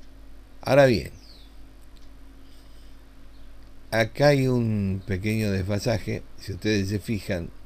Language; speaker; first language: Spanish; native; Spanish